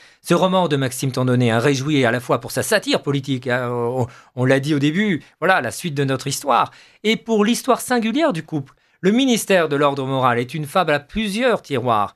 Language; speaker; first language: French; native; French